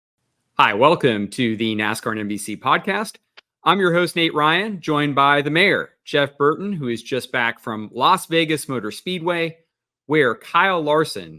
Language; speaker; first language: English; native; English